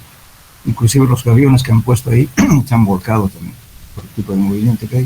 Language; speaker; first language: Spanish; native; Spanish